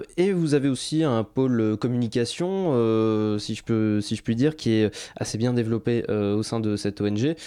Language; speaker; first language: French; native; French